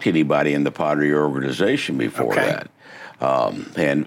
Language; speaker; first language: English; native; English